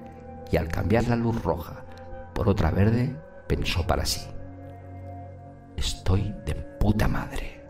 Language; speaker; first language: Spanish; native; Spanish